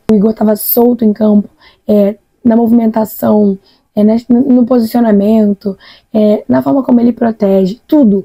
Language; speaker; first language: Portuguese; native; Portuguese